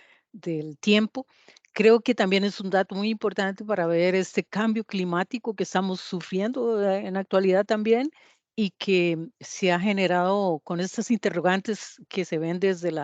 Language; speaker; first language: Spanish; native; Spanish